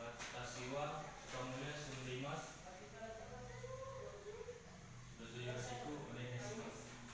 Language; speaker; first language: Japanese; non-native, learner; Indonesian